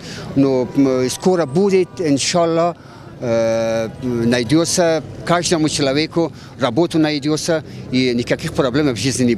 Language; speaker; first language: Russian; non-native, learner; Persian